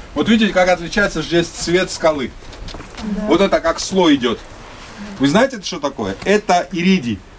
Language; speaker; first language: Russian; non-native, local second language; Georgian